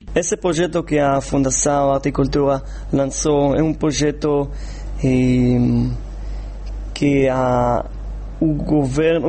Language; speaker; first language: Portuguese; non-native, fluent; Hebrew